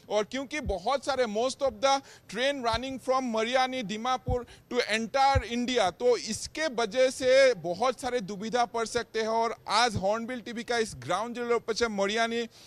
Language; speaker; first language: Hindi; non-native, local second language; Assamese